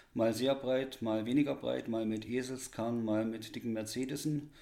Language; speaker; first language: German; native; German